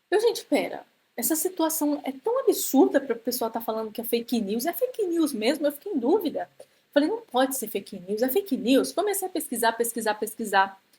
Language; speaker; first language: Portuguese; native; Portuguese